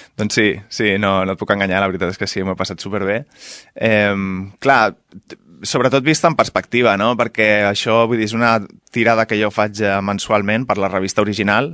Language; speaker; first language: Catalan; non-native, local second language; Spanish